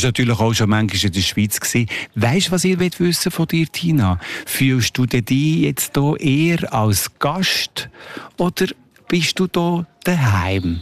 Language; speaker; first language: German; native; German